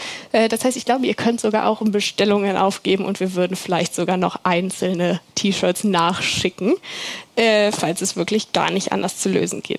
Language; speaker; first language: German; native; German